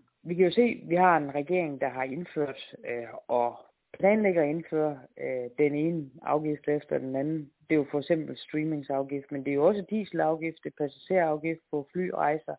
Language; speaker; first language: Danish; native; Danish